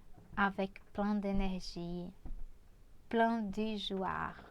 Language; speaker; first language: French; non-native, fluent; Portuguese